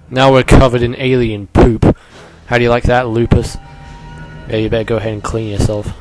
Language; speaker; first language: English; native; English